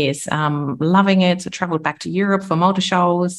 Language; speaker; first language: English; non-native, fluent; German